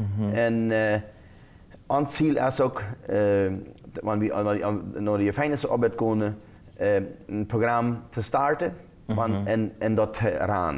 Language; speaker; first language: German; non-native, local second language; Plautdietsch